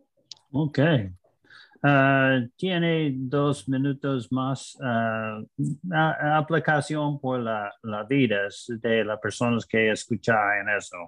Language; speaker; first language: Spanish; non-native, learner; English